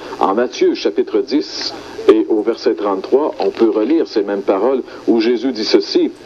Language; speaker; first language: French; native; French